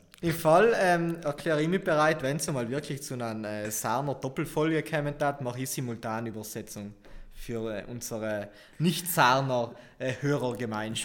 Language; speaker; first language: German; native; German